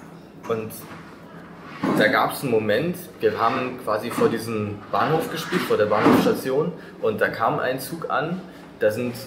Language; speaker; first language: German; native; German